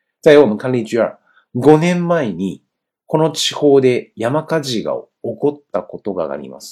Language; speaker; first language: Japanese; non-native, fluent; Chinese